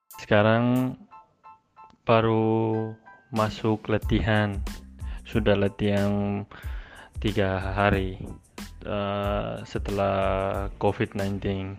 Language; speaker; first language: Indonesian; non-native, local second language; Tetum